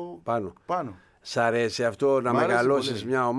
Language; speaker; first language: Greek; native; Greek